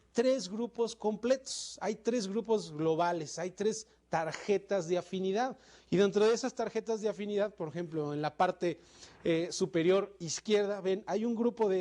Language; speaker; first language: Spanish; native; Spanish